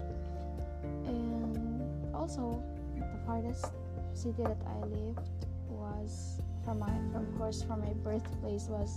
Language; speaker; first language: English; non-native, local second language; Masbatenyo